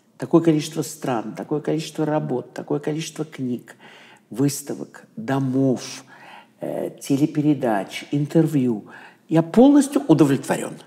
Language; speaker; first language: Russian; native; Russian